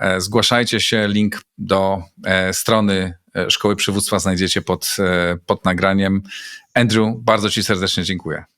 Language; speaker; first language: Polish; native; Polish